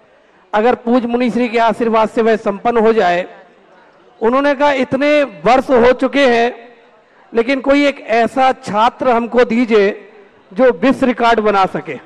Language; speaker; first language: Hindi; native; Hindi